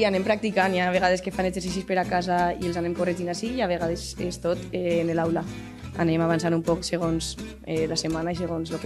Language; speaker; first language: Catalan; native; Catalan